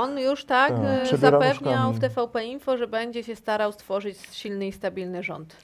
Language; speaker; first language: Polish; native; Polish